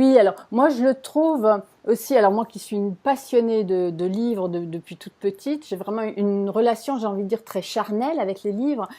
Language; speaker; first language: French; native; French